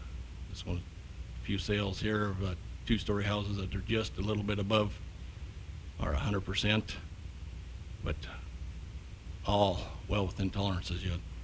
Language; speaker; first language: English; native; English